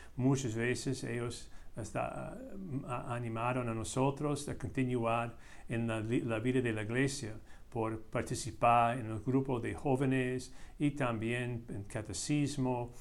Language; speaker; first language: Spanish; non-native, fluent; English